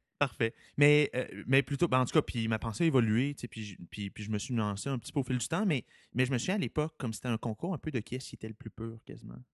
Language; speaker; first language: French; native; French